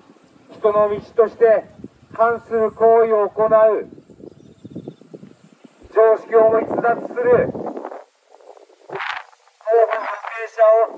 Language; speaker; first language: Japanese; native; Japanese